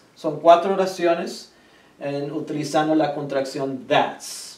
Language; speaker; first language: Spanish; early bilingual, heritage; Spanish